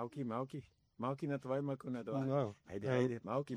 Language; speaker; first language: Bulgarian; non-native, learner; Spanish